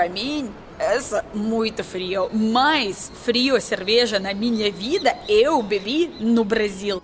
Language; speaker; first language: Portuguese; non-native, learner; Russian